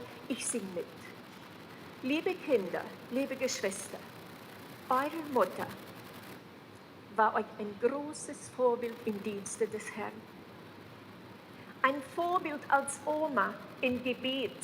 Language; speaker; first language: German; early bilingual, heritage; German